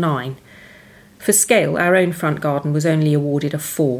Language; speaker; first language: English; native; English